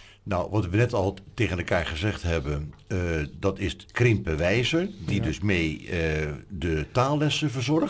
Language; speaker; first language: Dutch; native; Dutch